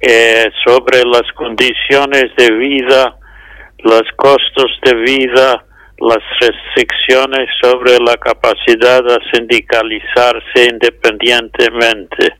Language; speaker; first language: Spanish; non-native, fluent; English